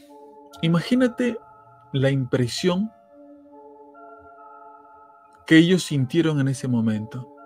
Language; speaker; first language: Spanish; native; Spanish